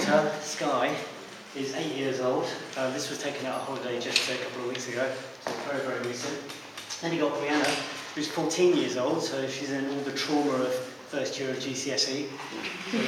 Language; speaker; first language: English; native; English